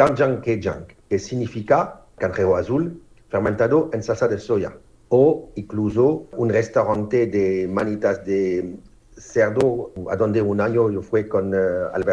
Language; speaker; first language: Spanish; non-native, fluent; French